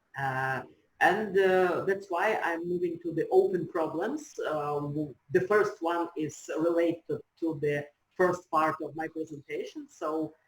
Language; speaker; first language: English; non-native, fluent; Ukrainian